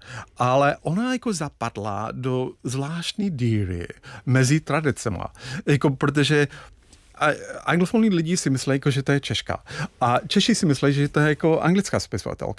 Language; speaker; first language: Czech; non-native, fluent; English